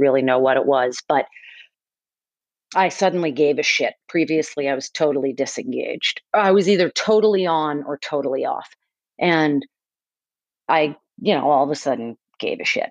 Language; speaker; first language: English; native; English